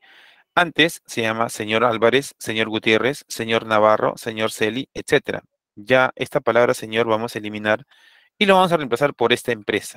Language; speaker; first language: Spanish; native; Spanish